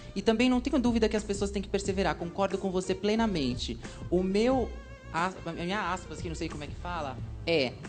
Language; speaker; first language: Portuguese; native; Portuguese